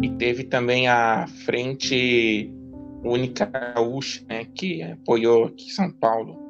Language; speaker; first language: Portuguese; native; Portuguese